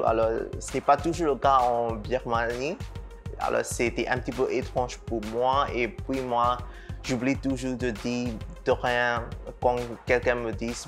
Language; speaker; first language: French; non-native, fluent; Burmese